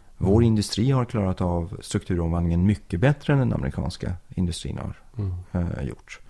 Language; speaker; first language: Swedish; early bilingual, other home language; Persian